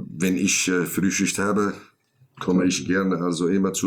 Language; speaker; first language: German; non-native, learner; Kurdish